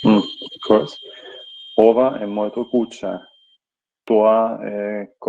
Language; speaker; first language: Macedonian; non-native, learner; Serbian